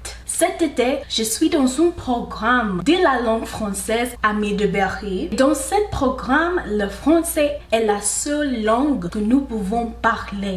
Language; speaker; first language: French; non-native, learner; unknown